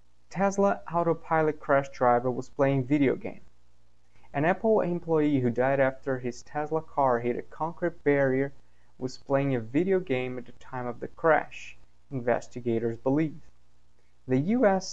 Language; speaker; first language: English; non-native, fluent; Portuguese